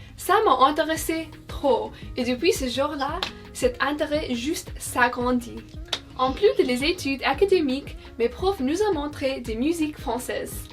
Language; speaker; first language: French; non-native, fluent; English